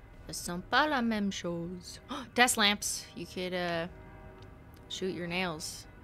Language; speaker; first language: French; non-native, learner; English